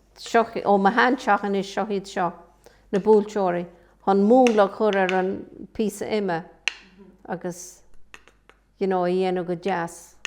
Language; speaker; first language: Irish; native; Irish